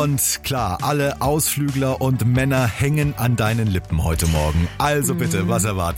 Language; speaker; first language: German; native; German